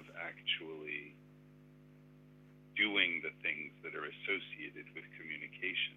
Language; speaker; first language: English; native; English